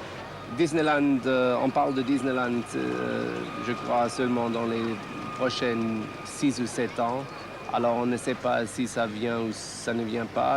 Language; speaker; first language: French; non-native, learner; German